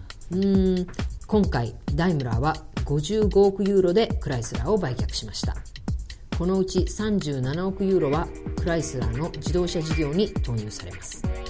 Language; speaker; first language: Japanese; native; Japanese